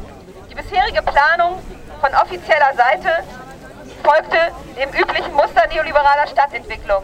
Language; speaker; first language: German; native; German